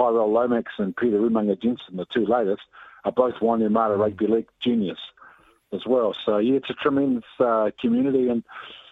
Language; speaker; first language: English; native; English